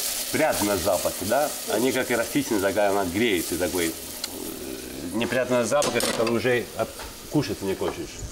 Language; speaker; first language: Russian; non-native, learner; Italian